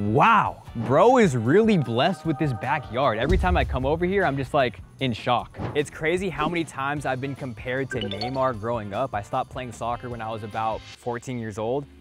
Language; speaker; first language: English; native; English